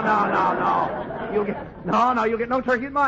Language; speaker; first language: English; native; English